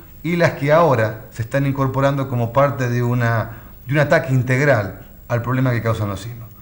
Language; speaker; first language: Spanish; native; Spanish